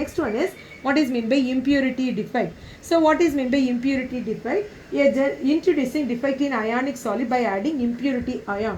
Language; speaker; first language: English; non-native, local second language; Tamil